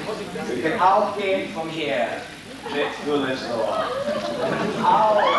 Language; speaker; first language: German; non-native, learner; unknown